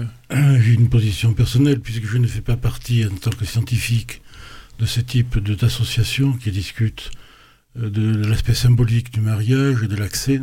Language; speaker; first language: French; native; French